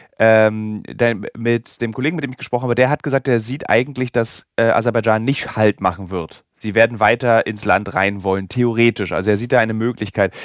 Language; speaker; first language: German; native; German